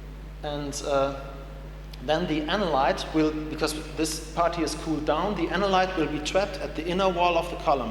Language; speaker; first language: English; non-native, fluent; German